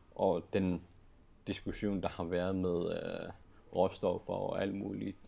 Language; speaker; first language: Danish; non-native, local second language; Kalaallisut